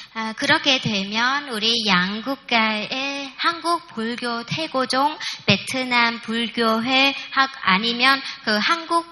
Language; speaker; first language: Korean; non-native, fluent; Vietnamese